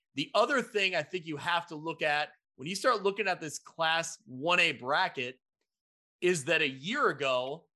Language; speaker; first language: English; native; English